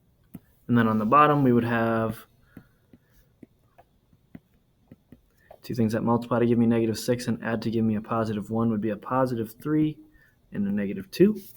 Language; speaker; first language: English; native; English